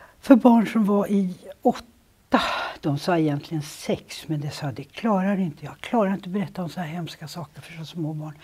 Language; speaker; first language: Swedish; native; Swedish